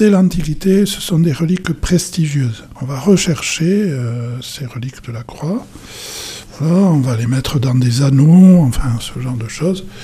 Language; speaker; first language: French; native; French